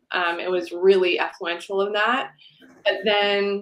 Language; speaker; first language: English; native; English